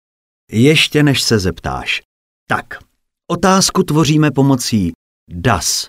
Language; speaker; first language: Czech; native; Czech